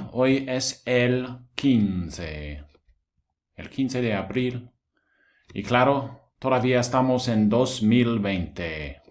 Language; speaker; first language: Spanish; non-native, fluent; English